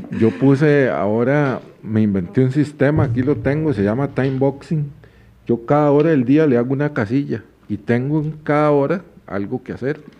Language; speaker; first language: Spanish; native; Spanish